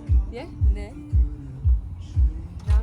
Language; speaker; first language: Korean; non-native, learner; English